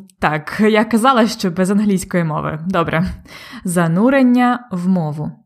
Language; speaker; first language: Ukrainian; native; Ukrainian